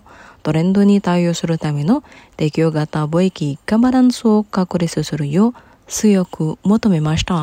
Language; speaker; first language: Japanese; non-native, fluent; Indonesian